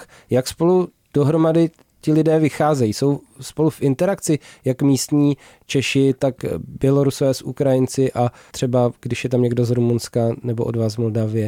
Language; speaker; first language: Czech; native; Czech